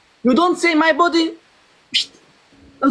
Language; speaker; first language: English; non-native, learner; Arabic